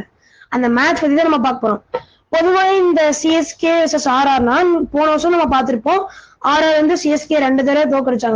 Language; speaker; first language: Tamil; native; Tamil